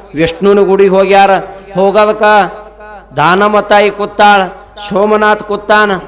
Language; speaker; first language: Kannada; native; Kannada